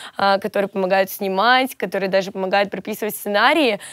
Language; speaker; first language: Russian; native; Russian